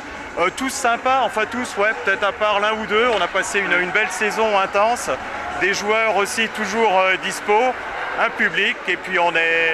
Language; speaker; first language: French; native; French